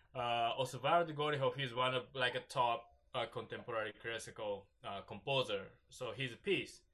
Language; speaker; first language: English; non-native, learner; Japanese